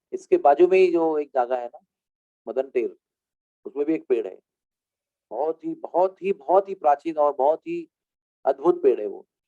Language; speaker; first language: Hindi; non-native, local second language; Marathi